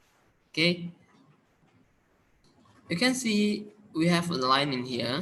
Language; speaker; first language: English; non-native, learner; Indonesian